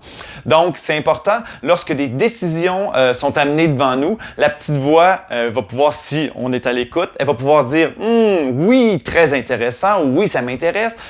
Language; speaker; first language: French; native; French